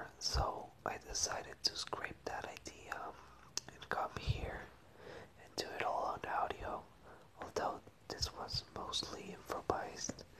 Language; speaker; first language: English; non-native, fluent; Spanish